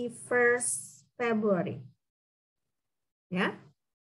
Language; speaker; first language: English; non-native, fluent; Indonesian